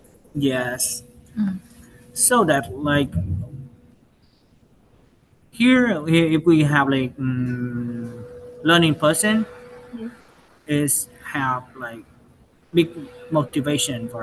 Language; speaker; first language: English; non-native, learner; Vietnamese